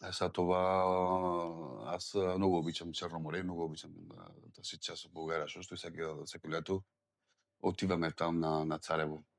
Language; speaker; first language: Bulgarian; non-native, learner; Spanish